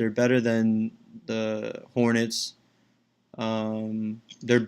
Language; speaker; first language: English; native; English